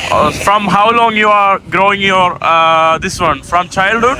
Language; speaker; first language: English; non-native, local second language; Malayalam